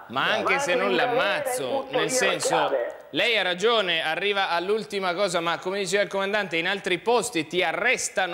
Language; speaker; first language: Italian; native; Italian